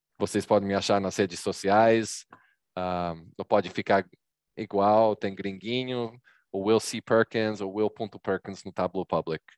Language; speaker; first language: Portuguese; non-native, fluent; English